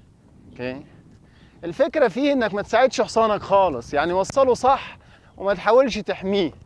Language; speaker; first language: Arabic; native; Arabic